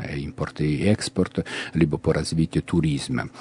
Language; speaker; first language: Russian; non-native, fluent; Italian